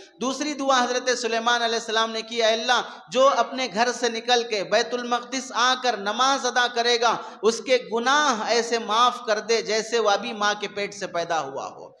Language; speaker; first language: Urdu; native; Urdu